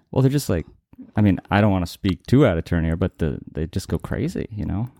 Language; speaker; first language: English; native; English